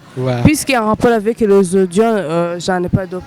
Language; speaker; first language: French; non-native, local second language; Rundi